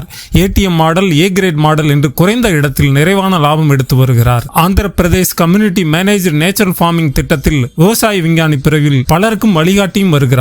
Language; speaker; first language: Tamil; native; Tamil